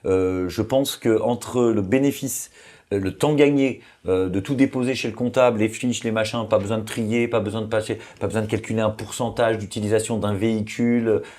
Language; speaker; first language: French; native; French